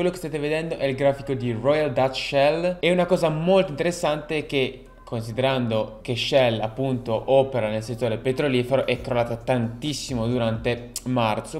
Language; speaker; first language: Italian; native; Italian